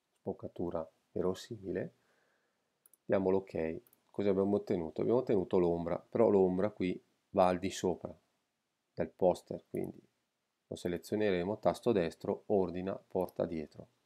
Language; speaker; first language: Italian; native; Italian